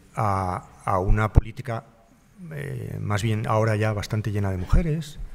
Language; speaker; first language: Spanish; native; Spanish